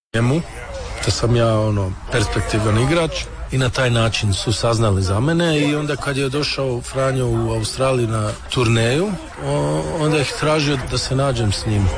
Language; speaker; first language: Serbian; early bilingual, heritage; Croatian